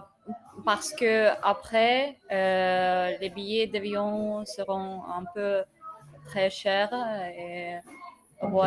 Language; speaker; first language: French; non-native, learner; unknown